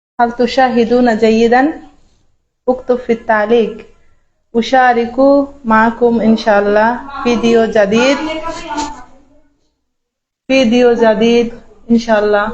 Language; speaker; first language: Arabic; non-native, learner; Bangla